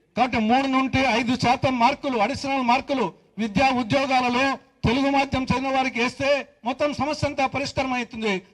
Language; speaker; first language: Telugu; native; Telugu